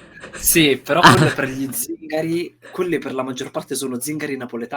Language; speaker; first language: Italian; non-native, fluent; Romanian